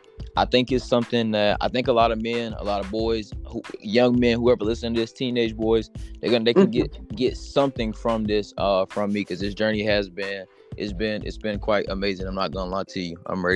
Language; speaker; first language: English; native; English